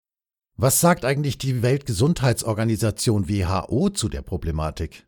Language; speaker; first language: German; native; German